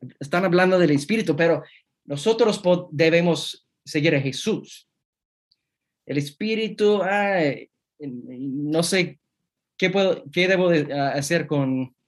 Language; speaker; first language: Spanish; non-native, fluent; English